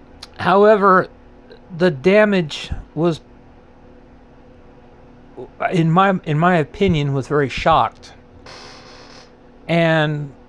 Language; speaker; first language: English; native; English